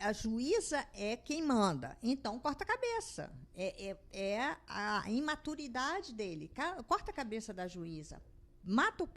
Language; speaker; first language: Portuguese; native; Portuguese